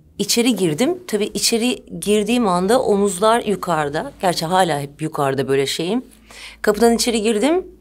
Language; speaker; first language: Turkish; native; Turkish